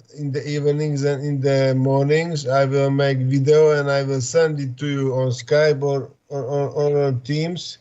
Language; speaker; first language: English; non-native, fluent; Slovak